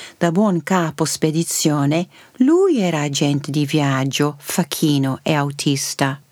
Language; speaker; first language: Italian; early bilingual, heritage; Italian